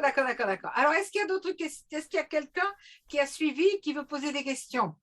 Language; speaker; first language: French; native; French